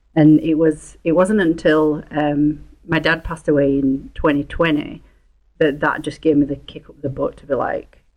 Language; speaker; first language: English; native; English